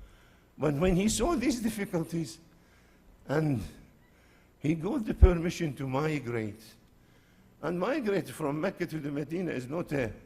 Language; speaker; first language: English; non-native, fluent; Arabic